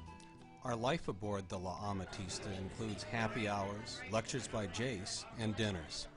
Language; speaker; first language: English; native; English